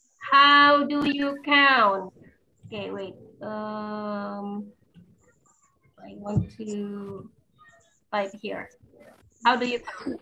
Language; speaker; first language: English; non-native, fluent; Indonesian